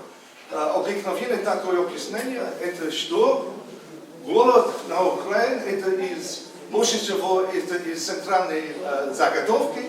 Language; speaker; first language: Russian; non-native, learner; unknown